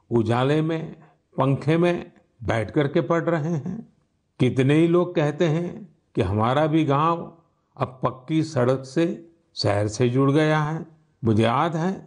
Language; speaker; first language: Hindi; non-native, local second language; Gujarati